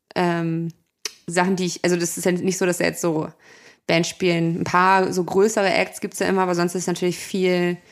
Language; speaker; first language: German; native; German